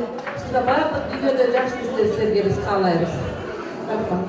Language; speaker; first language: Kyrgyz; native; Kyrgyz